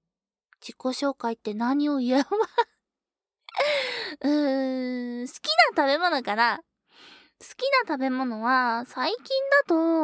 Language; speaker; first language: Japanese; native; Japanese